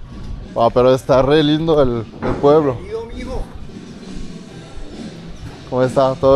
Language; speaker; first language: Spanish; non-native, fluent; French